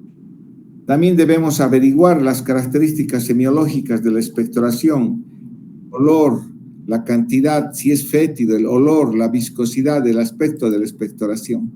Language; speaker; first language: Spanish; native; Spanish